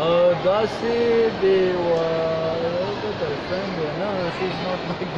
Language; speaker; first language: English; non-native, fluent; Pashto